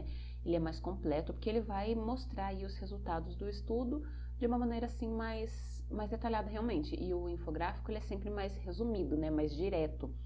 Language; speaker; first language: Portuguese; native; Portuguese